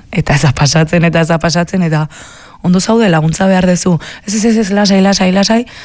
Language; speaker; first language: Basque; native; Basque